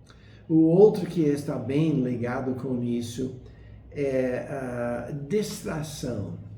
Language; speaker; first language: Portuguese; non-native, fluent; English